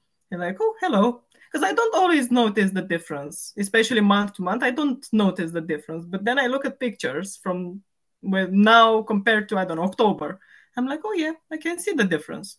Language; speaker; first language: English; non-native, fluent; Romanian